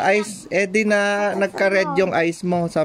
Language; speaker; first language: Filipino; native; Filipino